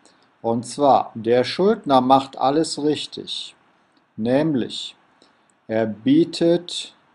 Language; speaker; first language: German; native; German